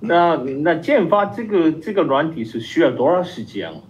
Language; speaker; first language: Chinese; non-native, fluent; Japanese